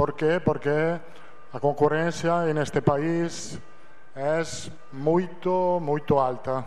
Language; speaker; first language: Portuguese; non-native, fluent; Italian